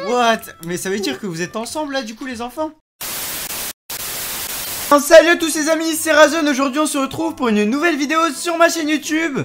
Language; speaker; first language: French; native; French